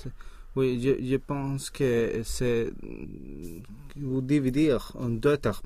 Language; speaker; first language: French; non-native, learner; Swedish